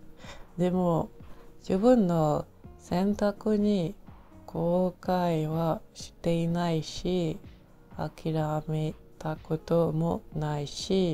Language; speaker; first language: Japanese; non-native, learner; French